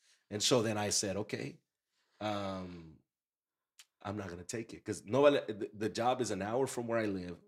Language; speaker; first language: English; early bilingual, other home language; Spanish